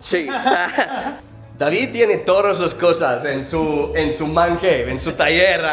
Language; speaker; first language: Spanish; non-native, learner; English